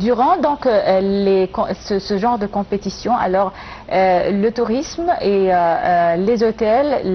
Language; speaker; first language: French; non-native, fluent; Arabic